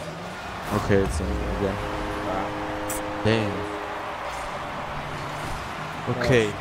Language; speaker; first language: English; non-native, learner; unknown